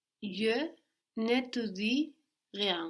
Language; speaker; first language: French; non-native, learner; English